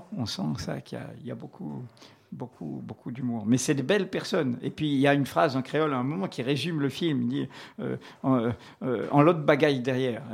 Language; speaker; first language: French; native; French